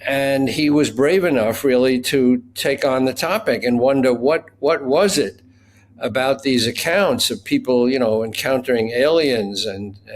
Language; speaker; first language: English; native; English